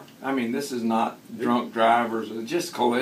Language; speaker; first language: English; native; English